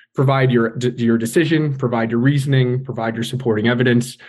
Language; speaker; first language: English; native; English